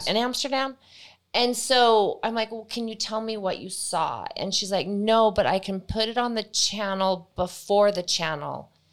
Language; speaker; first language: English; native; English